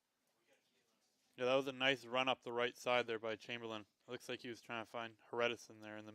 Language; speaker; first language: English; native; English